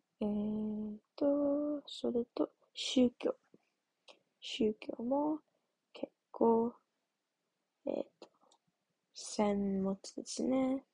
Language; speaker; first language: Japanese; non-native, learner; English